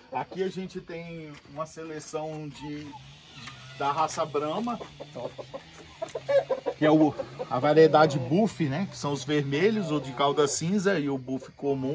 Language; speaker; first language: Portuguese; native; Portuguese